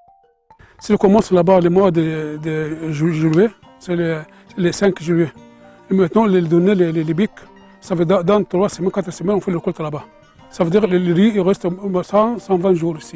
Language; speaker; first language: French; non-native, learner; Arabic